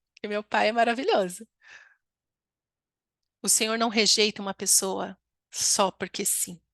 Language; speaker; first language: Portuguese; native; Portuguese